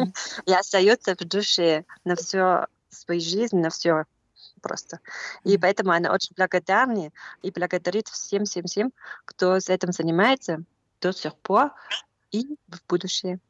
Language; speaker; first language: Russian; non-native, learner; German